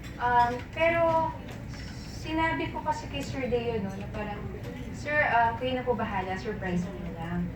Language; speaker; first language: Filipino; native; Filipino